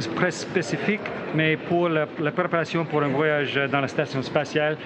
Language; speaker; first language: French; non-native, learner; English